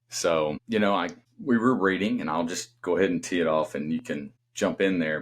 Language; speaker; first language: English; native; English